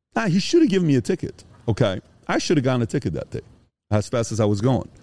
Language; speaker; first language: English; early bilingual, other home language; Persian